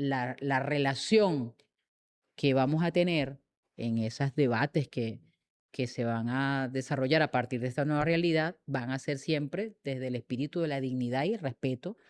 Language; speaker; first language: Spanish; native; Spanish